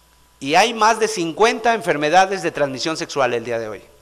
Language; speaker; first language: Spanish; native; Spanish